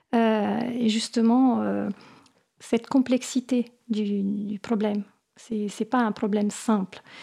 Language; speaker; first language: French; non-native, fluent; Italian